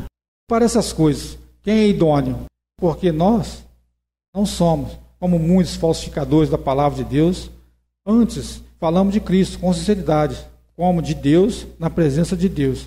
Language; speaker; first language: Portuguese; native; Portuguese